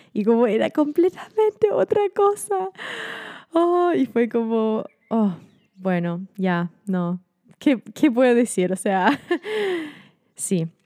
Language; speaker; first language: Spanish; non-native, fluent; German